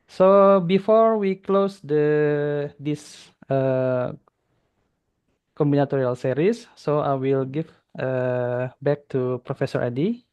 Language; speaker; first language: English; non-native, fluent; Indonesian